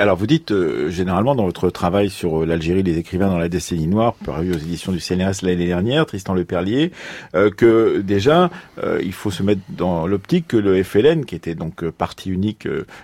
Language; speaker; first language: French; native; French